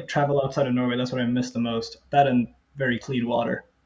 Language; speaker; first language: English; non-native, fluent; Norwegian